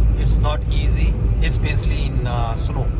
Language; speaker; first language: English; non-native, local second language; Hindi